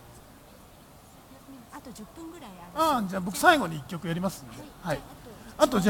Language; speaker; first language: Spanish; non-native, learner; Japanese